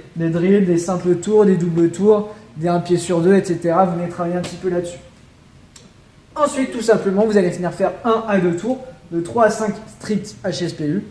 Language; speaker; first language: French; native; French